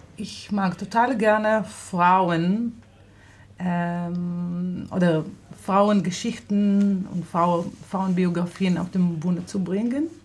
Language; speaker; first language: German; non-native, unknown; Hebrew